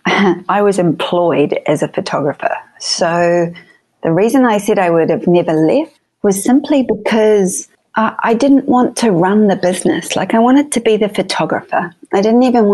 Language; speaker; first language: English; native; English